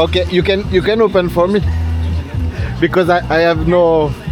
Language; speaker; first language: English; non-native, learner; French